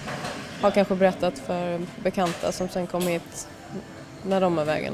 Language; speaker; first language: Swedish; native; Swedish